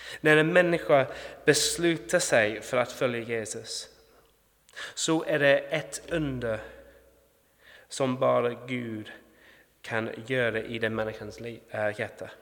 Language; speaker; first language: Swedish; non-native, fluent; English